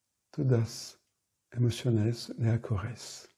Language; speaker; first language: Spanish; non-native, fluent; French